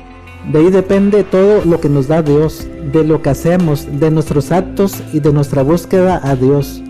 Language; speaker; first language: Spanish; native; Spanish